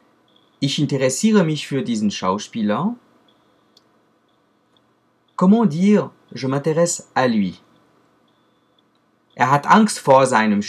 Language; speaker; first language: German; non-native, fluent; French